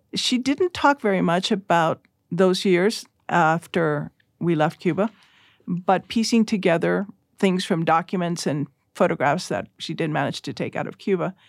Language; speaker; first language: English; early bilingual, other home language; Spanish